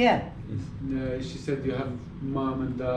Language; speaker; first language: English; non-native, fluent; Albanian